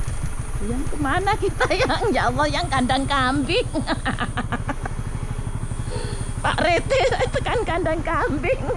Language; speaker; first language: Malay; non-native, local second language; Javanese